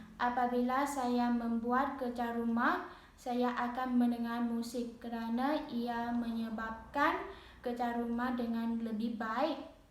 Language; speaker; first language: Malay; non-native, learner; Thai